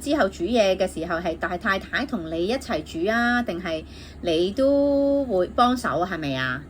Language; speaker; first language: Cantonese; native; Cantonese